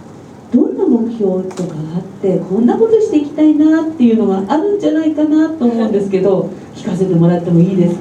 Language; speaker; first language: Japanese; native; Japanese